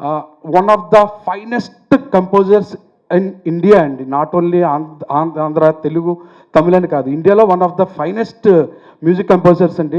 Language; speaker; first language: Telugu; native; Telugu